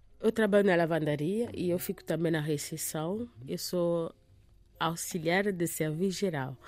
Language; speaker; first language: Portuguese; non-native, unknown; Lingala